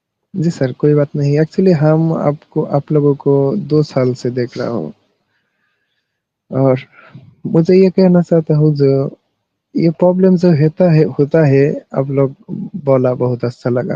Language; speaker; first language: Hindi; non-native, learner; Bangla